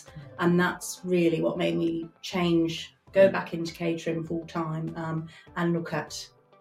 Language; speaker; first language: English; native; English